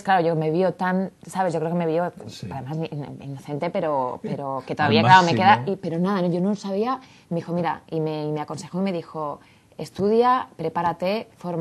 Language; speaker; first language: Spanish; native; Spanish